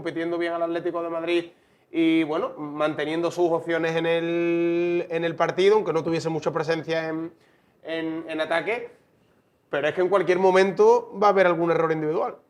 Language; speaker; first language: Spanish; native; Spanish